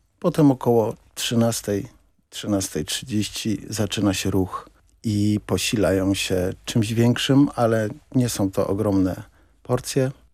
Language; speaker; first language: Polish; native; Polish